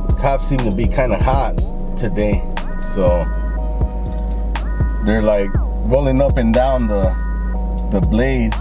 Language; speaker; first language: English; native; English